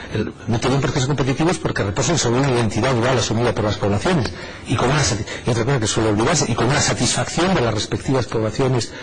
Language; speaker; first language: Spanish; native; Spanish